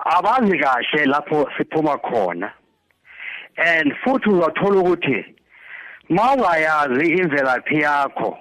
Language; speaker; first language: Zulu; non-native, local second language; Xhosa